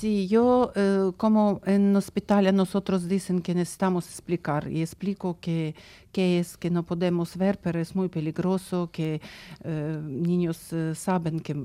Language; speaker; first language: Spanish; non-native, learner; Ukrainian